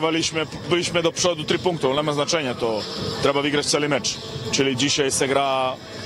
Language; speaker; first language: Polish; non-native, fluent; Serbian